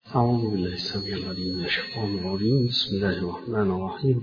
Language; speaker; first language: Arabic; native; Arabic